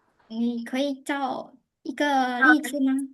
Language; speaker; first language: Chinese; non-native, fluent; Khmer